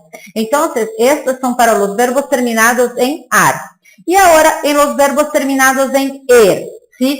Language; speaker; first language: Spanish; non-native, fluent; Portuguese